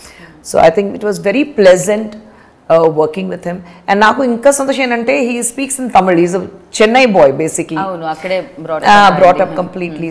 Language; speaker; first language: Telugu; non-native, fluent; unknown